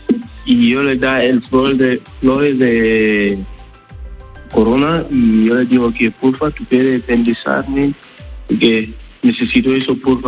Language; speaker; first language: Spanish; non-native, learner; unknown